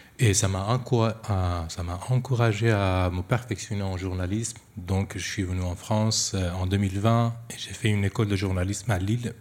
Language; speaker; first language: French; non-native, fluent; Persian